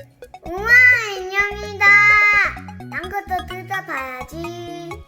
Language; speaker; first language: Korean; native; Korean